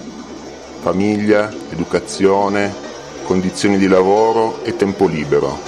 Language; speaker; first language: Italian; native; Italian